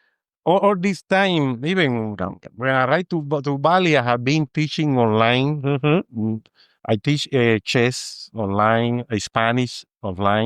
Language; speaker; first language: English; non-native, fluent; Spanish